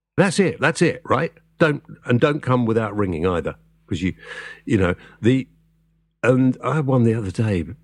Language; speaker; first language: English; native; English